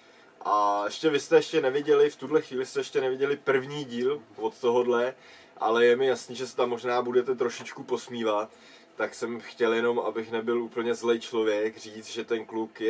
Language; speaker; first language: Czech; native; Czech